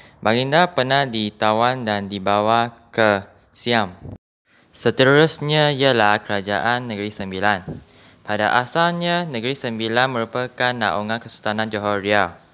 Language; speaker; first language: Malay; non-native, local second language; Chinese